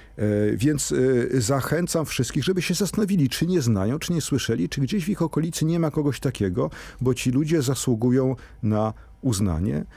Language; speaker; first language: Polish; native; Polish